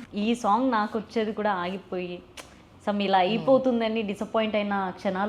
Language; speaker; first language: Telugu; native; Telugu